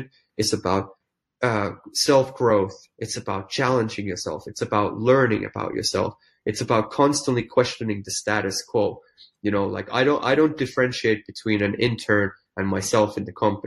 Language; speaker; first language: English; non-native, fluent; Finnish